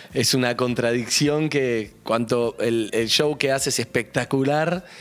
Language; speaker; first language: Spanish; native; Spanish